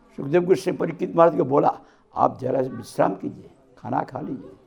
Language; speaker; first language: Hindi; non-native, local second language; Bangla